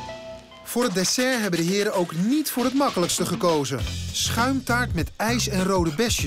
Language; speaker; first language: Dutch; native; Dutch